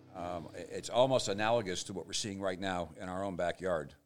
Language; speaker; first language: English; native; English